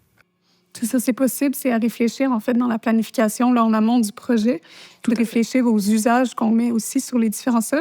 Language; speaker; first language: French; native; French